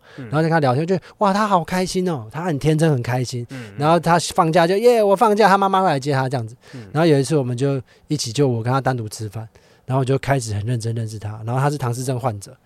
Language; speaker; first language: Chinese; native; Chinese